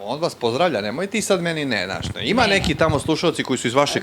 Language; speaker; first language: Bosnian; native; Bosnian